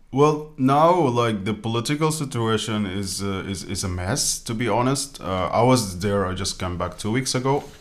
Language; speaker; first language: English; non-native, fluent; Arabic